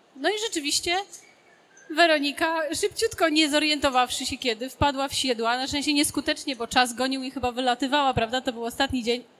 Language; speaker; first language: Polish; native; Polish